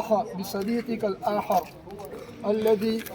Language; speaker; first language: Arabic; non-native, learner; Urdu